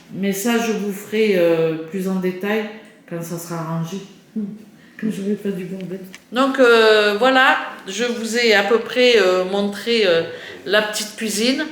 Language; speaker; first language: French; native; French